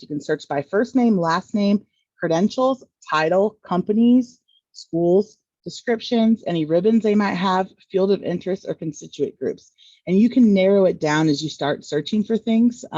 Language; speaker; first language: English; native; English